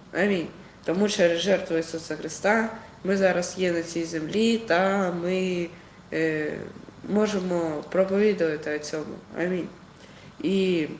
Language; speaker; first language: Ukrainian; non-native, local second language; Russian